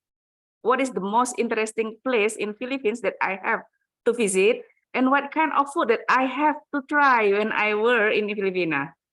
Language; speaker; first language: English; non-native, fluent; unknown